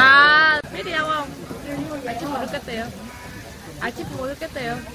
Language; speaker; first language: Korean; non-native, learner; Vietnamese